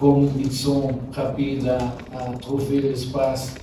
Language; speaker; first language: French; non-native, learner; Portuguese